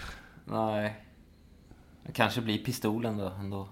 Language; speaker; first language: Swedish; native; Swedish